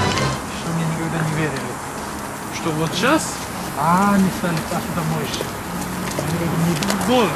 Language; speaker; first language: Russian; non-native, fluent; Mingrelian